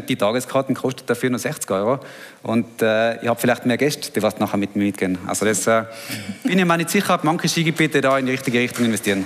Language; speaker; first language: German; native; German